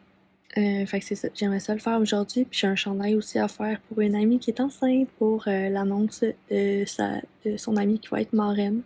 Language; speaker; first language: French; native; French